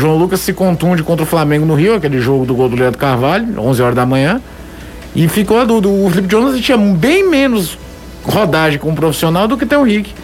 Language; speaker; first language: Portuguese; native; Portuguese